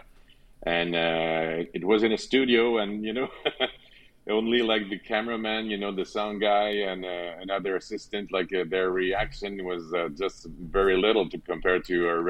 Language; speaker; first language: English; non-native, fluent; French